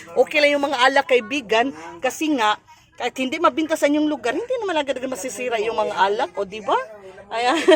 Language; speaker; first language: Filipino; non-native, local second language; Cebuano